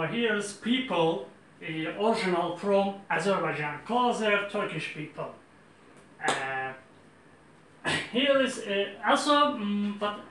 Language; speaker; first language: English; non-native, learner; Azerbaijani